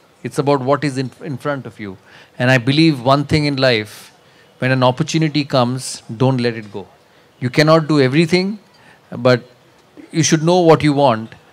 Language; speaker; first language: English; non-native, local second language; Bangla